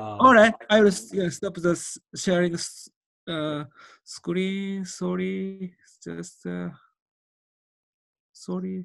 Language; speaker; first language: English; non-native, learner; Japanese